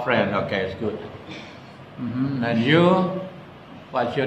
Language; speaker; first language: English; non-native, learner; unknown